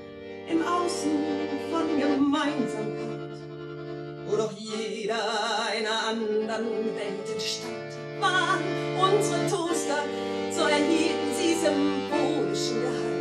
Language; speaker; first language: German; native; German